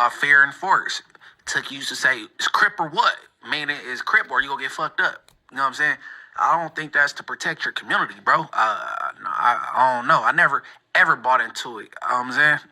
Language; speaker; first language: English; native; English